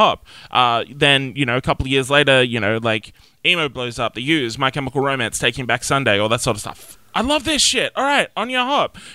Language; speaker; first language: English; native; English